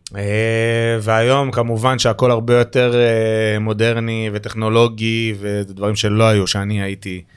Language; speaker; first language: Hebrew; native; Hebrew